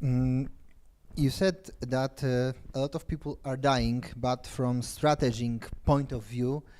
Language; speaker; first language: English; non-native, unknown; Polish